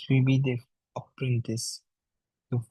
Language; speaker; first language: French; non-native, learner; Bangla